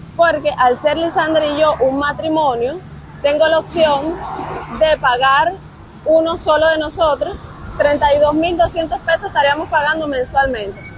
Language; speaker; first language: Spanish; native; Spanish